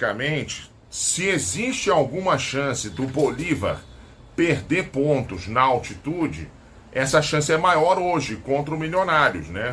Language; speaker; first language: Portuguese; native; Portuguese